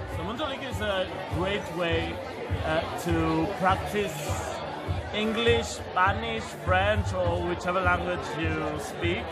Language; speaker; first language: English; non-native, fluent; Greek